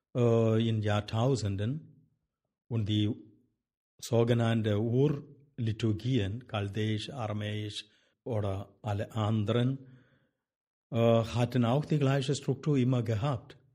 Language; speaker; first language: German; non-native, fluent; Malayalam